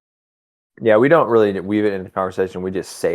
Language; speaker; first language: English; native; English